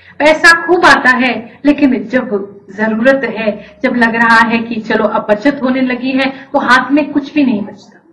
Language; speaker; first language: Hindi; native; Hindi